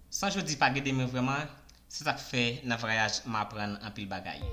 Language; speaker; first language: Portuguese; non-native, learner; Haitian Creole